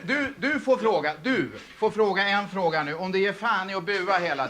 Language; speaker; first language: Swedish; native; Swedish